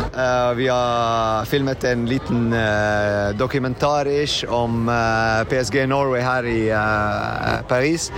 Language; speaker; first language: Norwegian; non-native, fluent; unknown